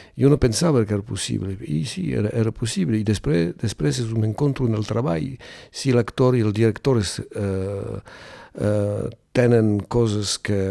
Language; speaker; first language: Catalan; non-native, local second language; French